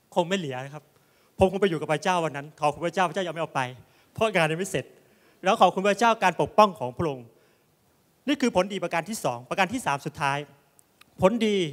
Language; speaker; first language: Thai; native; Thai